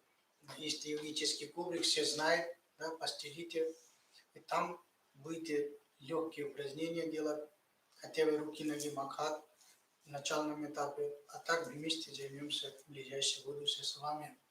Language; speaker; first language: Russian; non-native, fluent; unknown